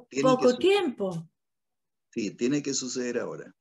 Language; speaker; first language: Spanish; native; Spanish